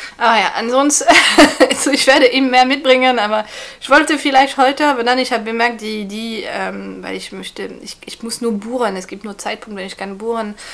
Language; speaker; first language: German; non-native, fluent; French